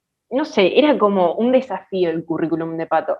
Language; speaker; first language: Spanish; native; Spanish